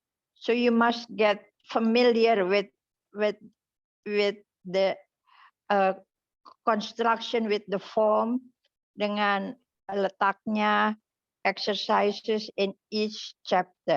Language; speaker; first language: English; non-native, fluent; Indonesian